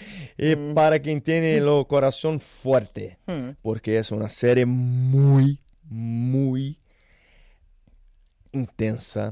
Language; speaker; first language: Spanish; non-native, learner; Portuguese